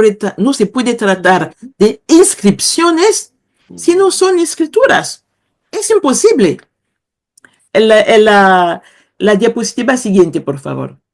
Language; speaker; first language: Spanish; non-native, fluent; Kongo